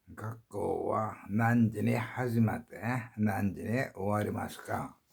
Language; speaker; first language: Japanese; non-native, learner; Korean